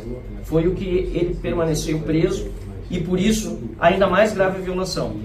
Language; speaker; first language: Portuguese; native; Portuguese